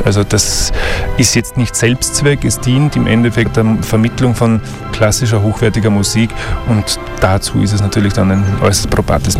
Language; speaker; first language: German; native; German